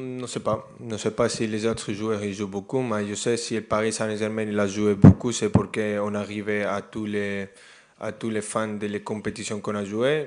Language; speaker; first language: French; non-native, fluent; Spanish